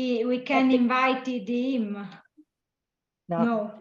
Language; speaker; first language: English; non-native, learner; Italian